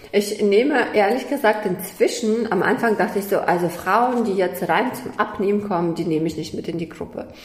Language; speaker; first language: German; early bilingual, other home language; Russian